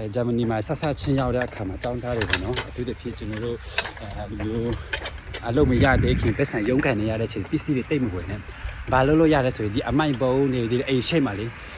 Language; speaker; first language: Burmese; native; Burmese